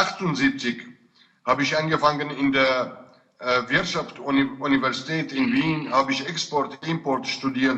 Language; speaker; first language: German; non-native, fluent; Kurdish